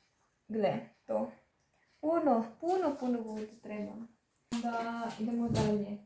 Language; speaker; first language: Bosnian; non-native, learner; Filipino